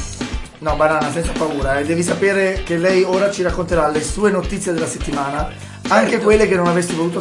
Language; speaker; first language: Italian; native; Italian